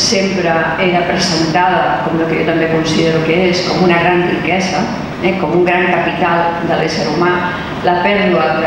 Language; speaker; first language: Catalan; non-native, local second language; Spanish